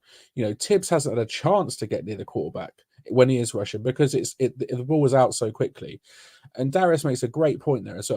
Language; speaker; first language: English; native; English